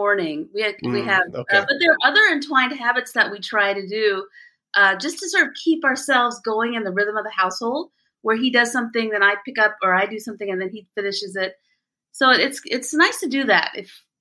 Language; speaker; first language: English; early bilingual, other home language; Bangla